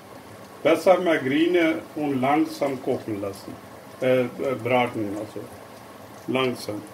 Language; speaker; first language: German; non-native, learner; Urdu